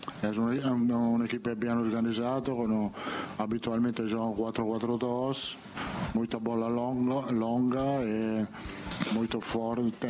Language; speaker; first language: Portuguese; non-native, learner; Italian